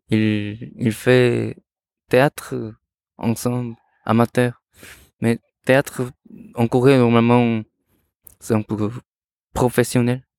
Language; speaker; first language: French; non-native, learner; Korean